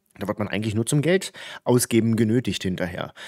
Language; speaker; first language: German; native; German